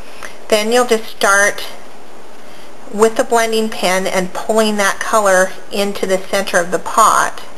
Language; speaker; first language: English; native; English